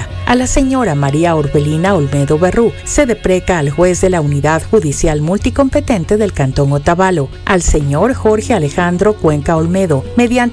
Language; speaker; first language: Spanish; native; Spanish